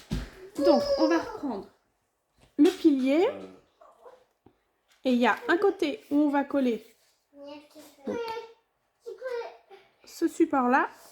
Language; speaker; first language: French; native; French